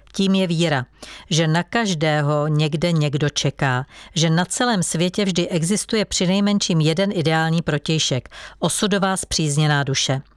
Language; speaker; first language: Czech; native; Czech